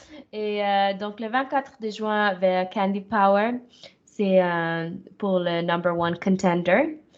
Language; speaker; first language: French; non-native, fluent; German